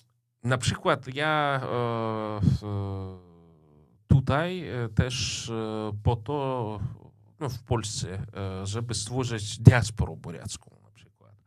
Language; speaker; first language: Polish; non-native, fluent; Russian